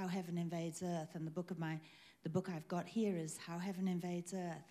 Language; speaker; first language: English; native; English